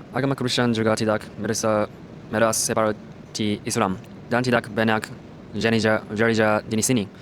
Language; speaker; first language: Indonesian; non-native, learner; Japanese